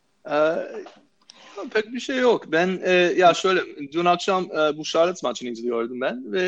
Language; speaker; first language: Turkish; non-native, fluent; English